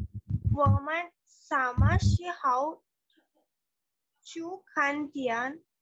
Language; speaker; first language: Chinese; non-native, learner; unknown